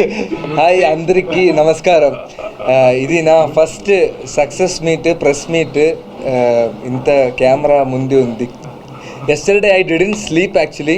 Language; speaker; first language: Telugu; non-native, learner; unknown